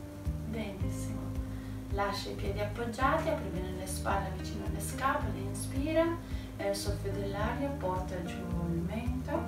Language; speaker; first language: Italian; native; Italian